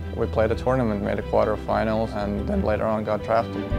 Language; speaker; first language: English; non-native, fluent; Latvian